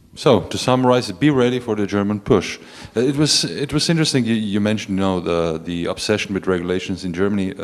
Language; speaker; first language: English; non-native, fluent; Slovenian